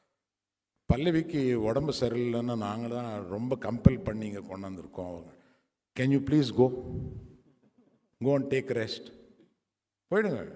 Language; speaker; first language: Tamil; non-native, local second language; Telugu